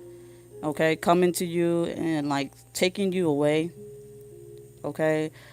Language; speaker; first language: English; native; English